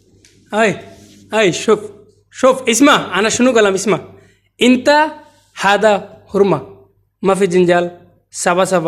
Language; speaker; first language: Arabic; non-native, learner; Bangla